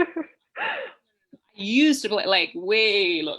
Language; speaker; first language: English; native; English